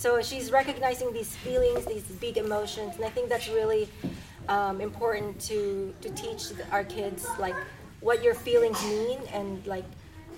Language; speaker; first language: English; non-native, local second language; Filipino